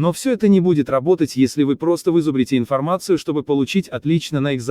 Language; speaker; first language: Russian; native; Russian